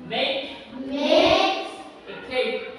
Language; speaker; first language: English; non-native, learner; Indonesian